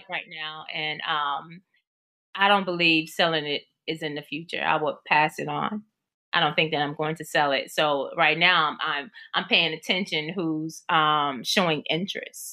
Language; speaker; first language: English; native; English